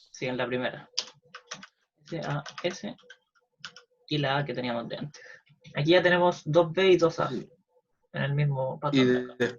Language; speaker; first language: Spanish; native; Spanish